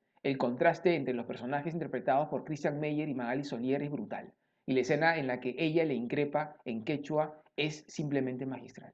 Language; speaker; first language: Spanish; native; Spanish